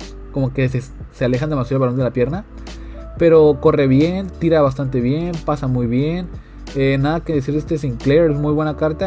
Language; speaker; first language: Spanish; native; Spanish